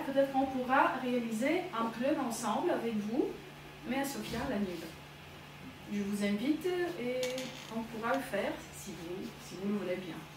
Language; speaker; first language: French; non-native, fluent; Bulgarian